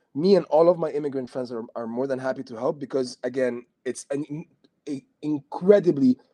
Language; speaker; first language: English; non-native, fluent; Arabic